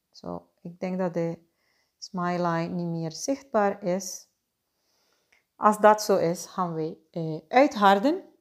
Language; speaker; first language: Dutch; non-native, fluent; Spanish